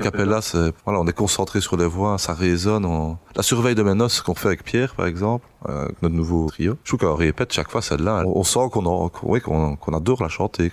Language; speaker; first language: French; native; French